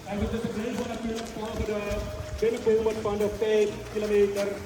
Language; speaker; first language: Dutch; native; Dutch